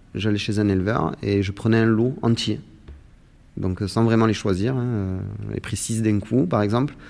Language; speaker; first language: French; native; French